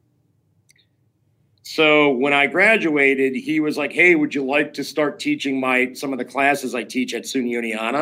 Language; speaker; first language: English; native; English